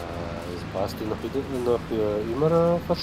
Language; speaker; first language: German; non-native, fluent; Slovenian